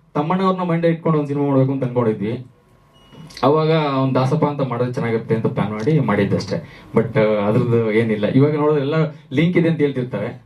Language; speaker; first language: Kannada; native; Kannada